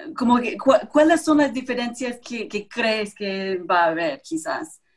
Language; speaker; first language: Spanish; non-native, fluent; English